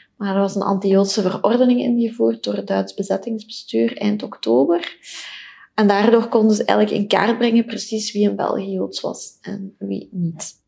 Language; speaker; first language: Dutch; native; Dutch